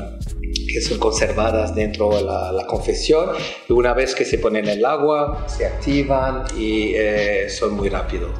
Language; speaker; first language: Spanish; non-native, fluent; French